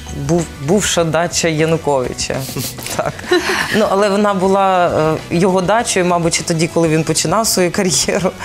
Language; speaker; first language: Ukrainian; native; Ukrainian